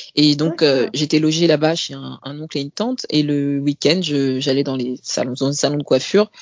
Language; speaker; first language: French; native; French